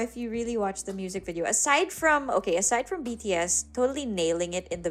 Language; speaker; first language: English; non-native, local second language; Filipino